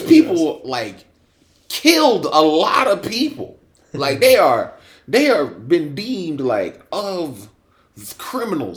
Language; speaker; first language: English; native; English